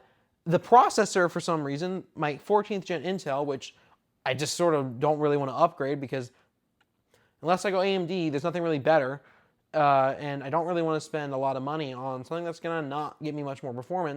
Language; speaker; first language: English; native; English